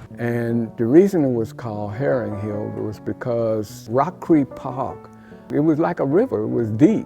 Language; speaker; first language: English; native; English